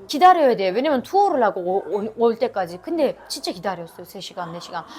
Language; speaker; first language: Korean; non-native, fluent; Turkish